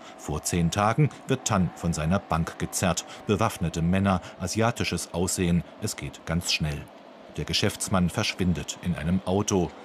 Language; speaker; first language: German; native; German